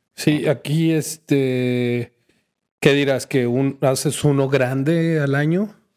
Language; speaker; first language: Spanish; native; Spanish